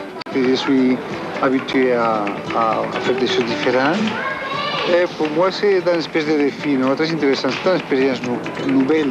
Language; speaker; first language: French; non-native, fluent; Spanish